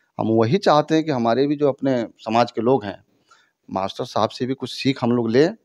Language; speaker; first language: Hindi; native; Hindi